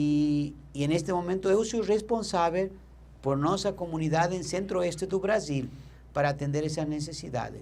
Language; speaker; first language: Portuguese; non-native, learner; Spanish